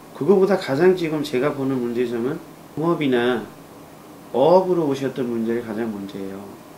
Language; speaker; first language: Korean; non-native, fluent; Nepali